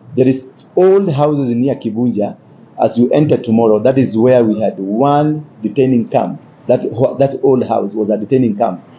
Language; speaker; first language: English; non-native, local second language; Kikuyu